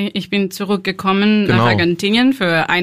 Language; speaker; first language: German; non-native, learner; Spanish